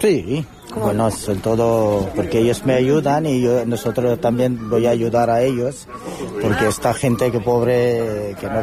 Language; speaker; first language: Spanish; non-native, learner; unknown